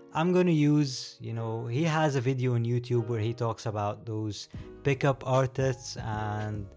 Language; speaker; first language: English; non-native, fluent; Arabic